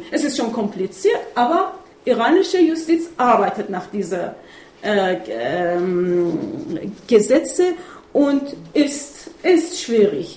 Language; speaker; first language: German; non-native, fluent; Persian